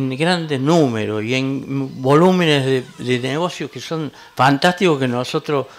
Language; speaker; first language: Spanish; native; Spanish